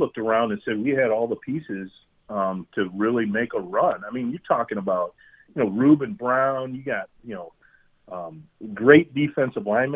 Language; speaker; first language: English; native; English